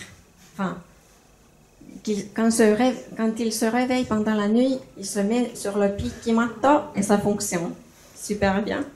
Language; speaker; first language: French; non-native, fluent; Finnish